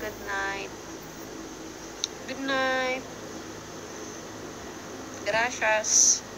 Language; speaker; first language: English; non-native, local second language; Filipino